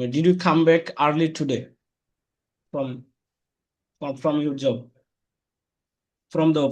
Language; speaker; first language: English; non-native, learner; Bangla